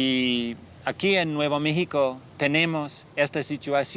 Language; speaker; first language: Spanish; non-native, fluent; English